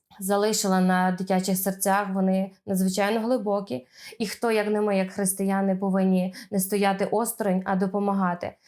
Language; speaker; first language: Ukrainian; native; Ukrainian